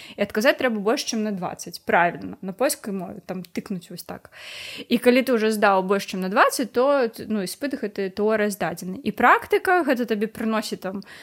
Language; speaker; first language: Belarusian; non-native, local second language; Russian